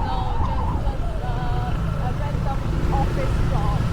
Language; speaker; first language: English; non-native, local second language; Cantonese